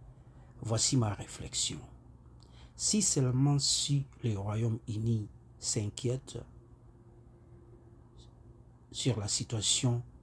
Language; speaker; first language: French; non-native, local second language; Kinyarwanda